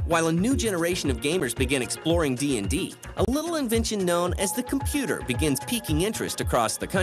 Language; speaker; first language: English; native; English